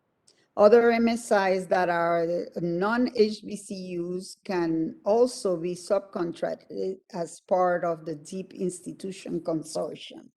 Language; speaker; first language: English; non-native, fluent; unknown